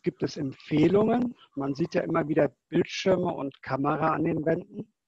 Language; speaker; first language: German; native; German